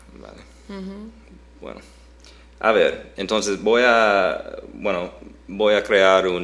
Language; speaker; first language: Spanish; non-native, fluent; English